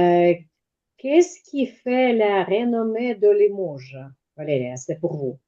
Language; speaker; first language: French; non-native, fluent; Ukrainian